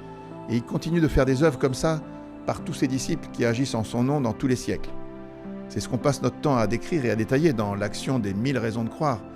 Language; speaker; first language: French; native; French